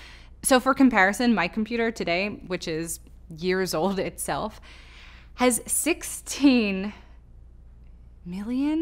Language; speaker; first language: English; native; English